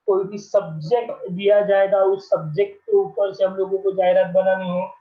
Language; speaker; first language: Hindi; non-native, local second language; Marathi